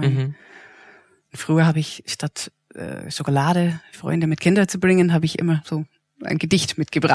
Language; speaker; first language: German; non-native, fluent; English